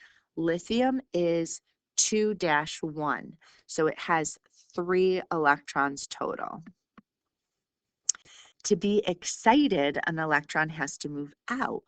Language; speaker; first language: English; native; English